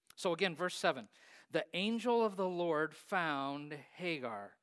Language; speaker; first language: English; native; English